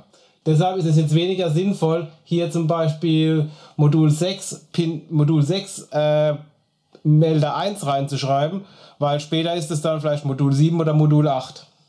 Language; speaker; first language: German; native; German